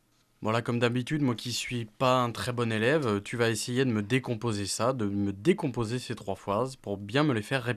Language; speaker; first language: French; native; French